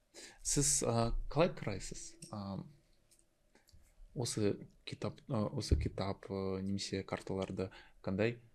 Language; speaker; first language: Kazakh; non-native, learner; Russian